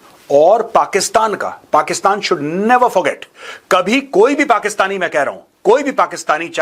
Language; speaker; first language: Hindi; native; Hindi